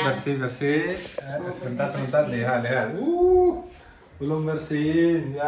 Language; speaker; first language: Indonesian; non-native, learner; Catalan